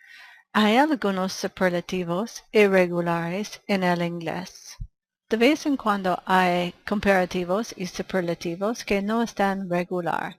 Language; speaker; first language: Spanish; non-native, fluent; English